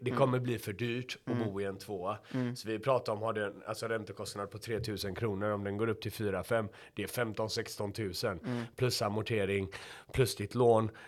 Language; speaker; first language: Swedish; early bilingual, other home language; Persian